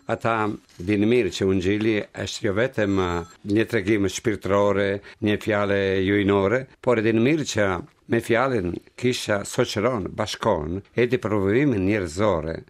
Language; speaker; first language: Albanian; non-native, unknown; Italian